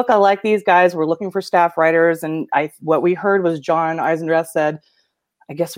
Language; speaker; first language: English; native; English